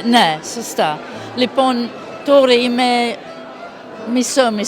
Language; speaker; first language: Greek; non-native, learner; English